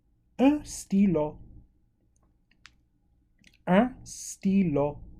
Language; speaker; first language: French; non-native, fluent; English